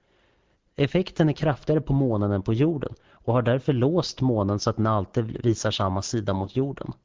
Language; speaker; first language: Swedish; native; Swedish